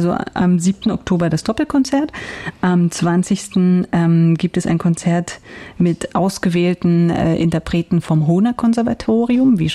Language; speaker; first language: German; native; German